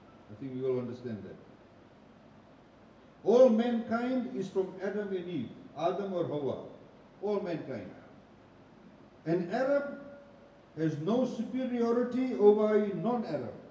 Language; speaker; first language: English; non-native, local second language; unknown